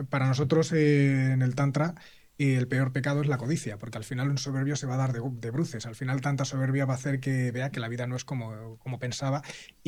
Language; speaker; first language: Spanish; native; Spanish